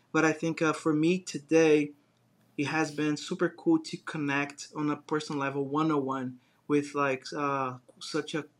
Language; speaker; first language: English; non-native, fluent; Portuguese